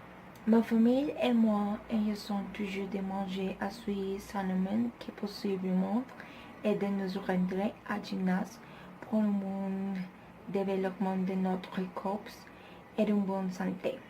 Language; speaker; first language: French; non-native, learner; Spanish